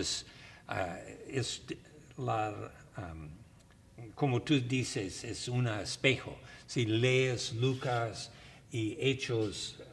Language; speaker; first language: Spanish; non-native, learner; English